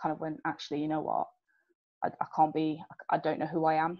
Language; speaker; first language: English; native; English